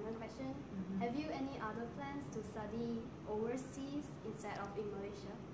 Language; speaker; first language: English; non-native, learner; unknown